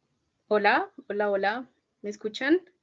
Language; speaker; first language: Spanish; native; Spanish